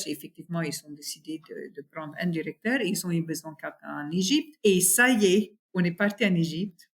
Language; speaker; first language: French; non-native, fluent; Afrikaans